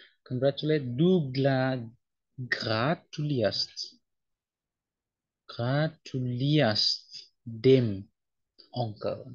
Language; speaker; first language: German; non-native, fluent; Indonesian